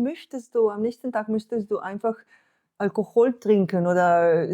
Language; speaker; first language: German; non-native, fluent; Slovenian